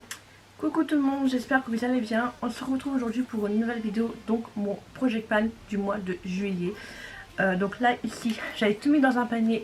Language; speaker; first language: French; native; French